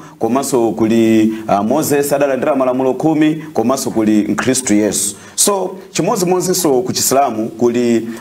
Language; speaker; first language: Nyanja; non-native, local second language; Yao